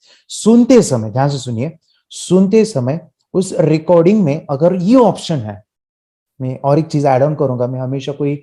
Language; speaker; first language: Hindi; native; Hindi